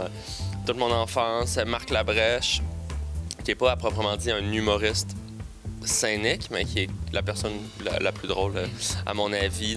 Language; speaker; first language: French; native; French